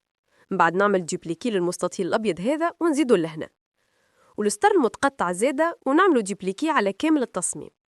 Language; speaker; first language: Arabic; native; Arabic